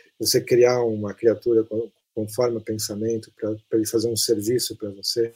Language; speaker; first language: Portuguese; native; Portuguese